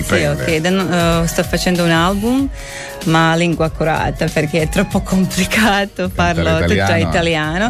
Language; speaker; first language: Italian; non-native, learner; Croatian